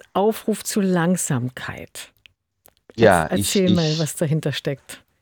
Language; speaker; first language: German; native; German